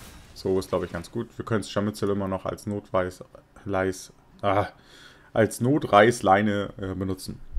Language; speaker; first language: German; native; German